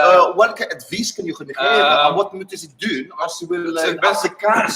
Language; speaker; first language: Dutch; non-native, learner; English